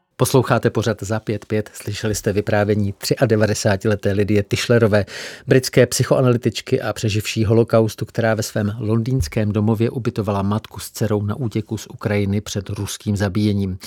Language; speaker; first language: Czech; native; Czech